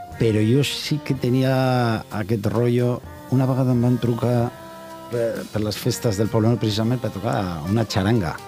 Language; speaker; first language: Catalan; non-native, local second language; Spanish